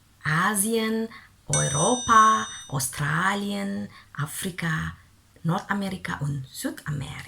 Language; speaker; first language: German; non-native, fluent; Indonesian